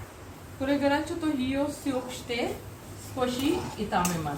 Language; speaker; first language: Japanese; non-native, fluent; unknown